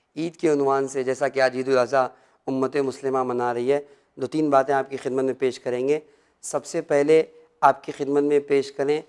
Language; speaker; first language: Urdu; native; Urdu